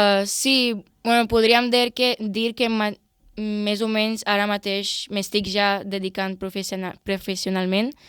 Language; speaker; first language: Catalan; non-native, local second language; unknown